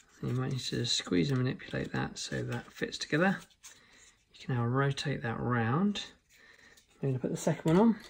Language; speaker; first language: English; native; English